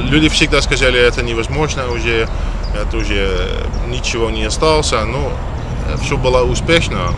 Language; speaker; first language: Russian; non-native, fluent; Dutch